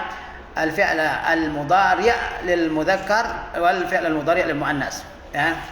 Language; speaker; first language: Arabic; non-native, fluent; Indonesian